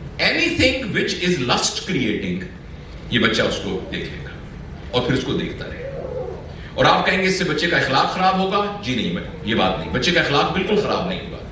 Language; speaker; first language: Urdu; non-native, local second language; Punjabi